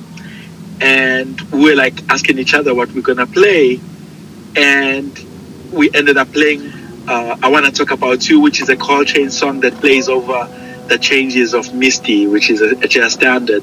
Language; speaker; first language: English; non-native, local second language; Zulu